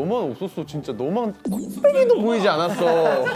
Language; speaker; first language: Korean; native; Korean